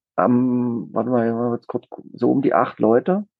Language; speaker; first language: German; native; German